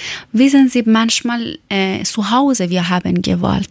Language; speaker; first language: German; non-native, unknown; Persian